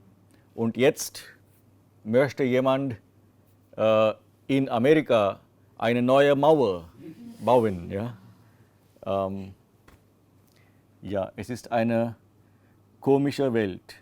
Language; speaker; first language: German; non-native, fluent; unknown